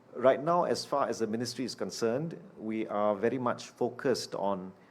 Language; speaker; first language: English; non-native, local second language; Malay